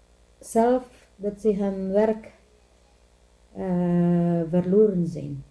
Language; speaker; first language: Dutch; non-native, learner; Filipino